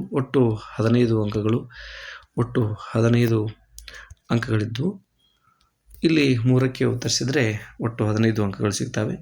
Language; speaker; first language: Kannada; native; Kannada